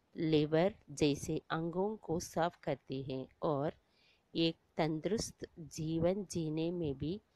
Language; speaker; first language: Hindi; non-native, local second language; Tamil